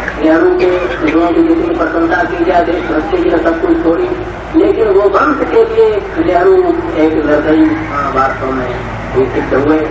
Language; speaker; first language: Hindi; native; Hindi